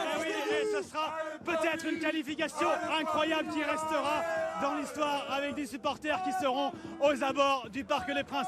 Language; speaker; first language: French; native; French